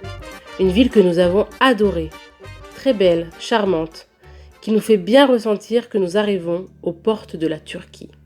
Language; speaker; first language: French; native; French